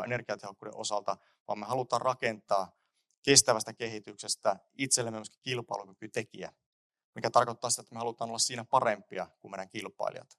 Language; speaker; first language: Finnish; native; Finnish